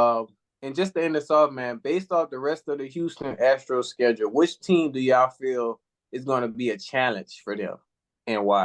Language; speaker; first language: English; native; English